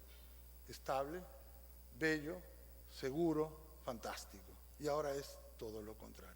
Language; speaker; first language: Spanish; native; Spanish